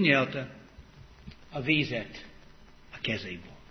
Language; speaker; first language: Hungarian; non-native, fluent; English